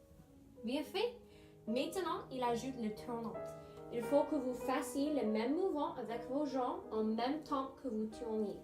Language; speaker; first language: French; non-native, local second language; English